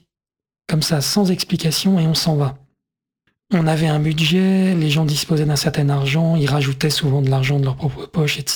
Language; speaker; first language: French; native; French